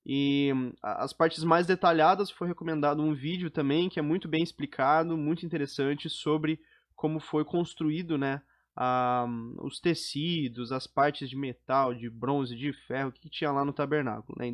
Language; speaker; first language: Portuguese; native; Portuguese